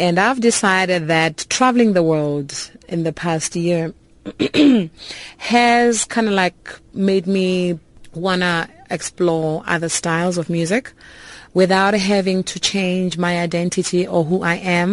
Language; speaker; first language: English; non-native, local second language; Northern Sotho